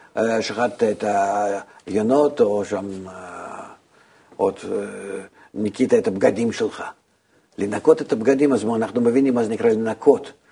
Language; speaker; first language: Hebrew; non-native, fluent; Russian